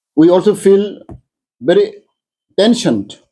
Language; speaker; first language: English; non-native, local second language; Bangla